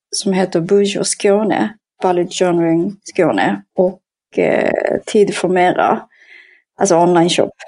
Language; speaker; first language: Swedish; non-native, fluent; Japanese